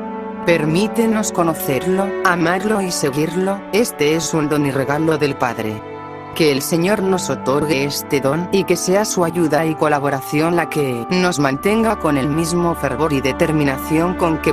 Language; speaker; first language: Spanish; native; Spanish